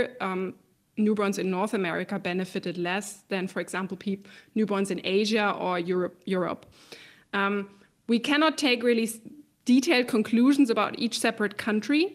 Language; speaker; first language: English; non-native, fluent; German